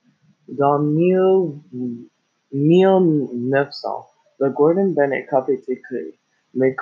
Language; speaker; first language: French; non-native, learner; English